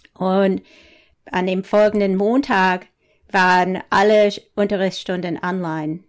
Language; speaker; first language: German; non-native, fluent; English